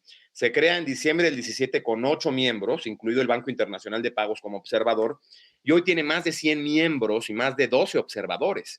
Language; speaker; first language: Spanish; native; Spanish